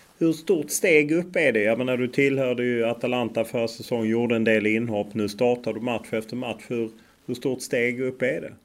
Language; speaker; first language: Swedish; native; Swedish